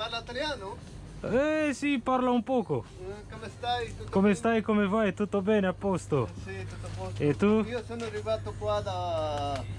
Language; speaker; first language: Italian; non-native, learner; Romanian